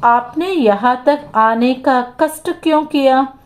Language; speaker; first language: Hindi; non-native, local second language; Telugu